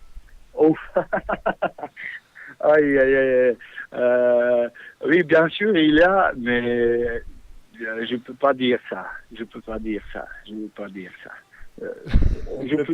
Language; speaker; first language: French; non-native, fluent; Bosnian